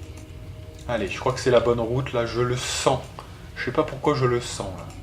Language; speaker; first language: French; native; French